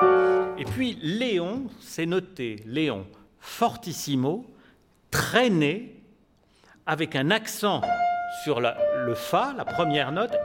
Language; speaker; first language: French; native; French